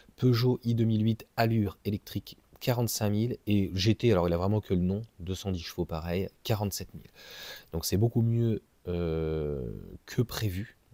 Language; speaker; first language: French; native; French